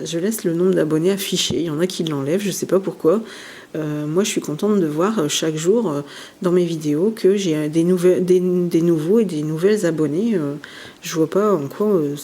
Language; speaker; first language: French; native; French